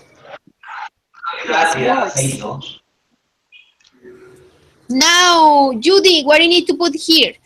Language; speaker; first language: English; non-native, fluent; Spanish